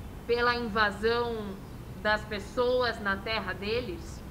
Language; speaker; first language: Portuguese; native; Portuguese